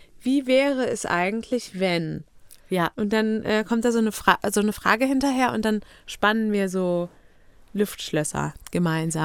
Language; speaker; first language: German; native; German